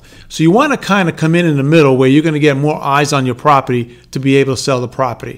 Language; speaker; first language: English; native; English